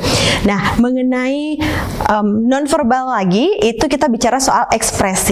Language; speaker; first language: Indonesian; native; Indonesian